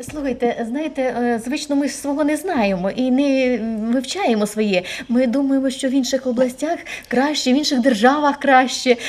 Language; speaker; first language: Ukrainian; native; Ukrainian